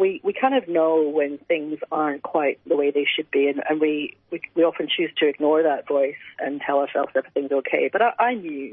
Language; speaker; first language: English; native; English